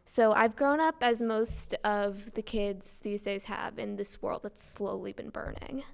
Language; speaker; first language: English; native; English